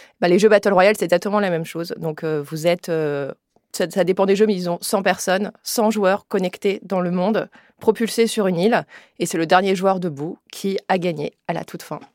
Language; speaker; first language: French; native; French